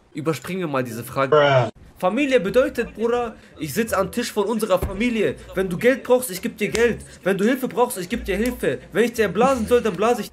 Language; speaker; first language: German; early bilingual, other home language; Kurdish